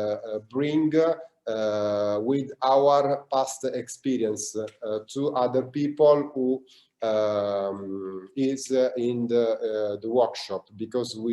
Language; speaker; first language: English; non-native, learner; Italian